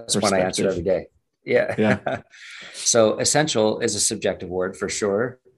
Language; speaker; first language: English; native; English